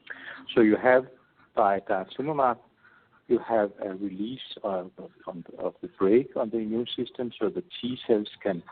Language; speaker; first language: English; non-native, fluent; Danish